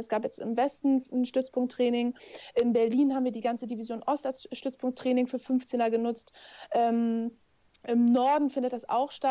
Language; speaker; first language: German; native; German